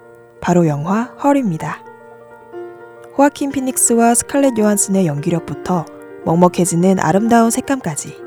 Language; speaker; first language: Korean; native; Korean